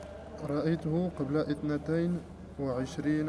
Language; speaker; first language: Arabic; non-native, learner; French